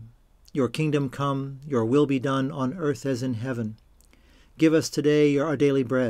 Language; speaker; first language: English; native; English